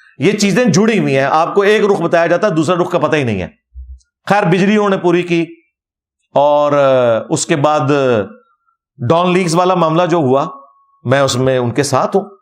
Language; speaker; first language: Urdu; non-native, local second language; Punjabi